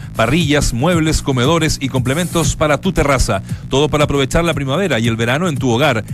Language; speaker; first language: Spanish; native; Spanish